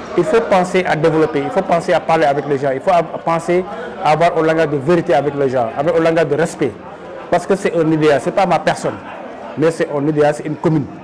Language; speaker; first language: French; non-native, local second language; Wolof